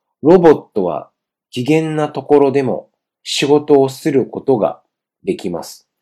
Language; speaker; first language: Japanese; non-native, fluent; Chinese